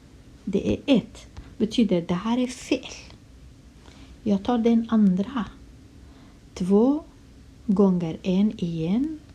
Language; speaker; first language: Swedish; non-native, fluent; Kurdish